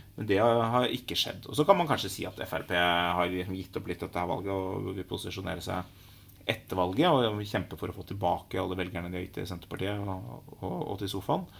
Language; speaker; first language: Norwegian; native; Norwegian